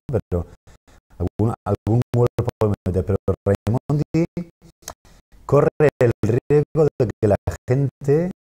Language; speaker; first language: Spanish; native; Spanish